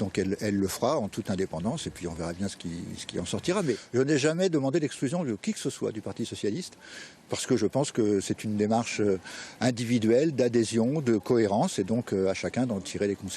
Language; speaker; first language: French; native; French